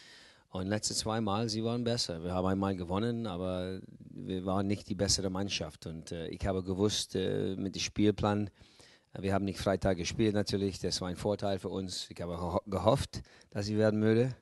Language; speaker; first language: German; non-native, fluent; English